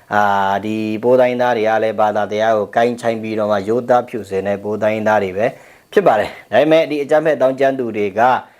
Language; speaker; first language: Burmese; non-native, local second language; Pa'o Karen